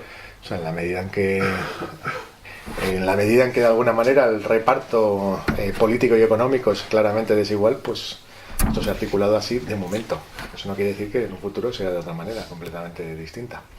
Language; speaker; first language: Spanish; native; Spanish